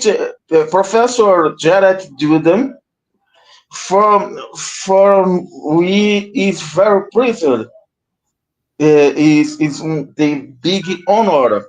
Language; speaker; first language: English; non-native, learner; Portuguese